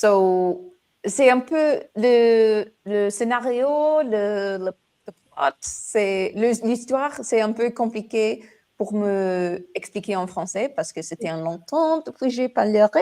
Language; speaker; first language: French; non-native, learner; English